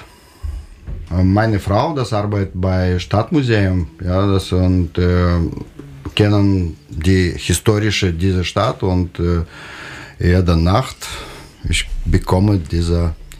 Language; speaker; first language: German; non-native, learner; Russian